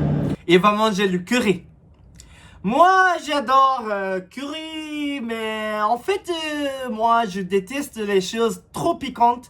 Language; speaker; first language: French; non-native, learner; Japanese